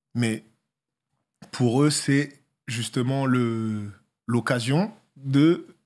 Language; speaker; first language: French; native; French